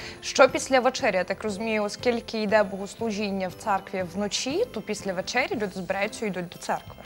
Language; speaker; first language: Ukrainian; native; Ukrainian